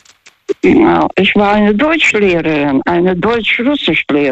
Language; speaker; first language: German; non-native, fluent; Russian